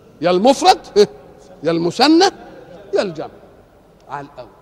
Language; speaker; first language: Arabic; native; Arabic